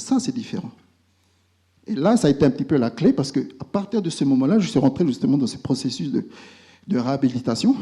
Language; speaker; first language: French; native; French